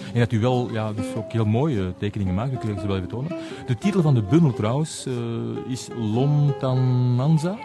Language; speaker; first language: Dutch; native; Dutch